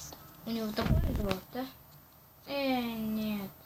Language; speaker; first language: Russian; non-native, local second language; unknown